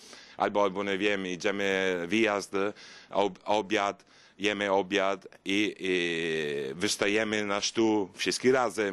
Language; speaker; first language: Polish; non-native, learner; Italian